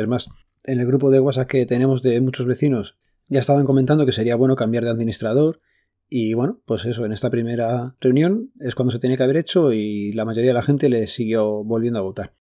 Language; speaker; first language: Spanish; native; Spanish